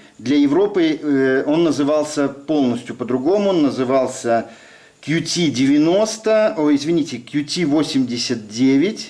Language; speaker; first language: Russian; native; Russian